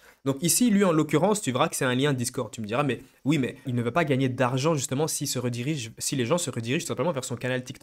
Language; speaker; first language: French; native; French